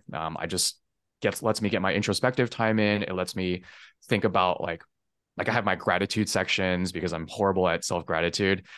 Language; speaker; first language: English; early bilingual, other home language; Chinese